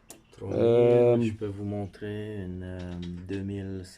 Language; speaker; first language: French; non-native, fluent; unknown